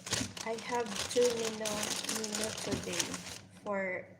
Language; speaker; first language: English; non-native, learner; Bikol